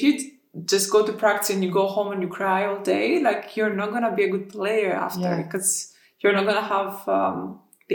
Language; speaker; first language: English; non-native, fluent; Greek